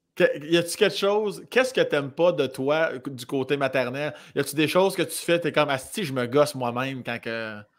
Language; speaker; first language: French; native; French